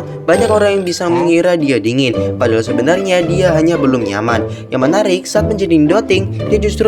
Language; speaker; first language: Indonesian; native; Indonesian